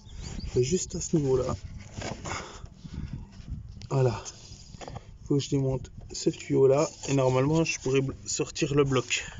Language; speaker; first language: French; native; French